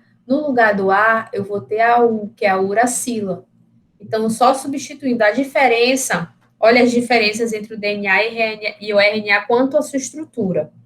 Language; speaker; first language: Portuguese; native; Portuguese